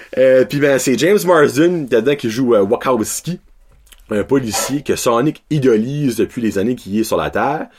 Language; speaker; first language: French; native; French